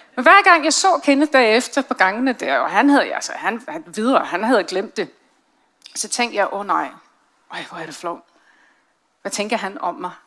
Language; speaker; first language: Danish; non-native, fluent; English